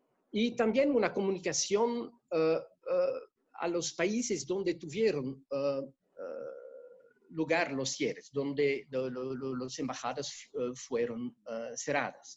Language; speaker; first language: Spanish; non-native, fluent; French